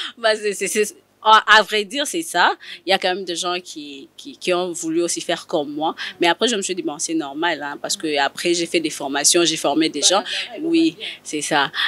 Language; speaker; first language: French; non-native, local second language; Lingala